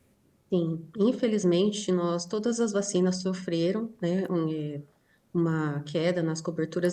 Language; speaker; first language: Portuguese; native; Portuguese